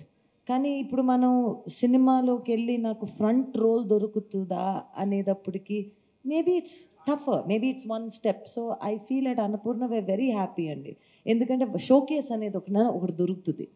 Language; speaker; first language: Telugu; native; Telugu